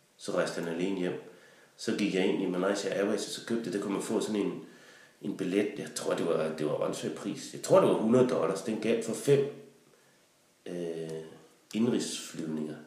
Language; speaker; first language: Danish; native; Danish